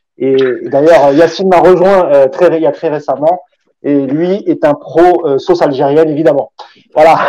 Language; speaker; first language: French; native; French